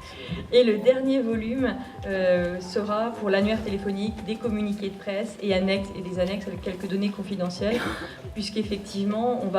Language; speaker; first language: French; native; French